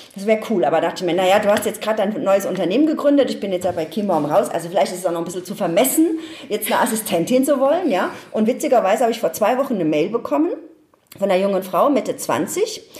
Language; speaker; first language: German; native; German